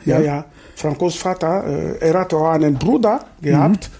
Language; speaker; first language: German; non-native, fluent; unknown